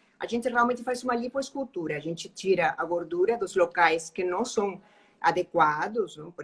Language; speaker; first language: Portuguese; non-native, fluent; Spanish